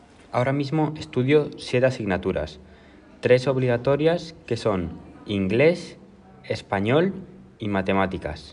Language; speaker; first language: Spanish; non-native, learner; English